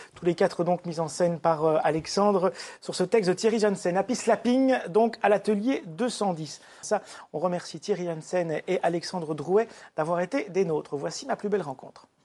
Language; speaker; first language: French; native; French